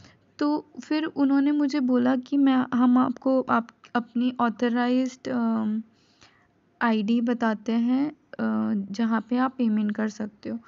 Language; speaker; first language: Hindi; native; Hindi